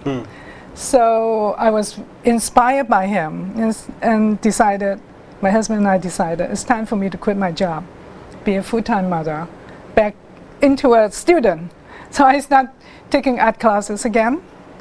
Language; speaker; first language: English; non-native, local second language; Cantonese